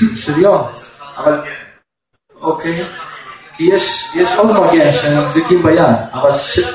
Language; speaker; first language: Hebrew; non-native, fluent; Russian